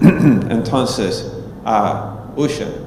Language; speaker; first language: Spanish; non-native, fluent; English